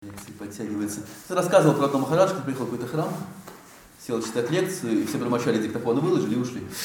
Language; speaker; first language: Russian; native; Russian